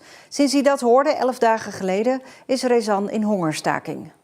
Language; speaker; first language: Dutch; native; Dutch